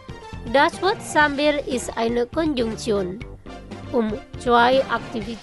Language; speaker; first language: German; non-native, fluent; Indonesian